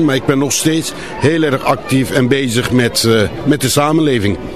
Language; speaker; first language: Dutch; non-native, fluent; Turkish